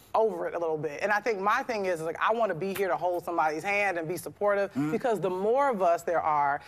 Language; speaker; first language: English; native; English